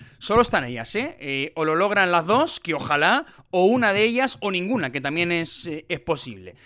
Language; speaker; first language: Spanish; native; Spanish